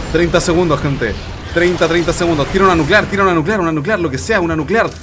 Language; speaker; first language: Spanish; native; Spanish